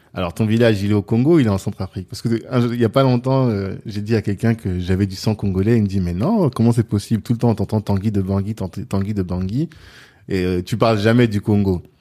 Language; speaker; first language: French; early bilingual, other home language; Sango